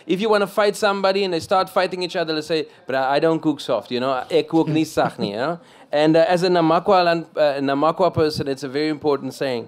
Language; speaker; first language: English; non-native, local second language; Afrikaans